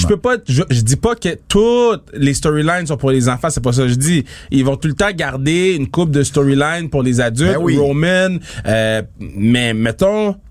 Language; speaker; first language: French; native; French